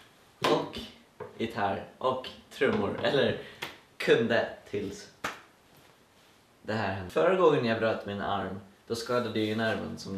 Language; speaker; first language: Swedish; native; Swedish